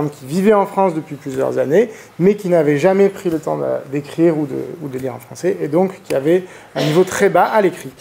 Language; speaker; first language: French; native; French